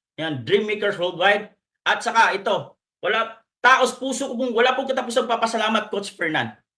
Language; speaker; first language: Filipino; non-native, local second language; Cebuano